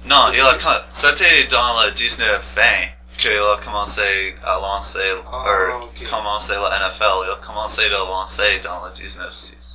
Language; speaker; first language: French; non-native, learner; English